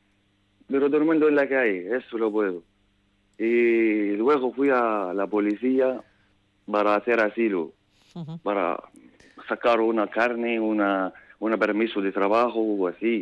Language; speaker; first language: Spanish; non-native, learner; Arabic